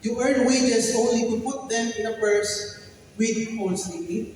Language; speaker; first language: English; non-native, local second language; Filipino